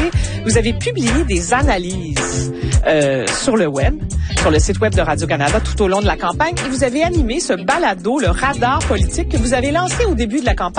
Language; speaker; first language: French; native; French